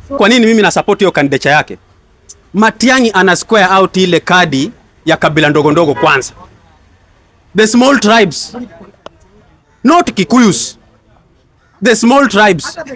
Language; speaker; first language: Swahili; non-native, local second language; Luyia